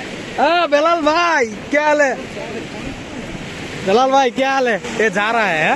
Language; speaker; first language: Hindi; non-native, fluent; Bangla